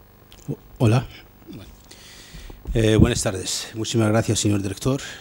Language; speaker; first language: Spanish; non-native, fluent; Arabic